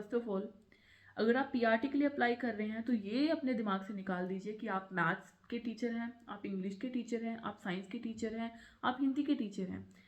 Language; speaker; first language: Hindi; native; Hindi